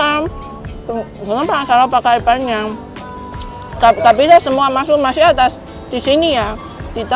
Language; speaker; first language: Indonesian; non-native, learner; Chinese